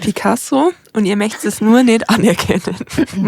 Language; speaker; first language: German; native; German